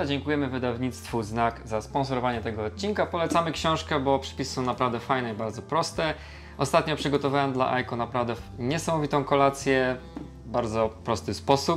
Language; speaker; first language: Polish; native; Polish